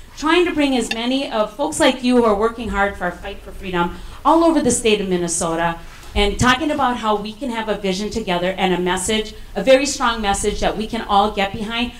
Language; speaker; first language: English; native; English